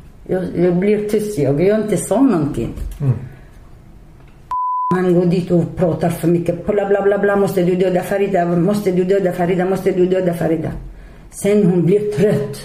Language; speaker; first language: Swedish; non-native, learner; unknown